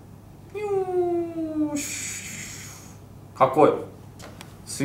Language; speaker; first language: Japanese; non-native, fluent; Korean